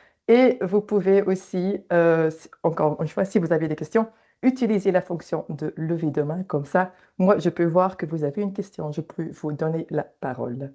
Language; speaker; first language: French; native; French